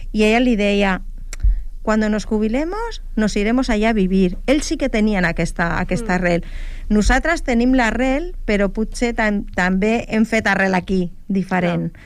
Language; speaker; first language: Catalan; non-native, local second language; Spanish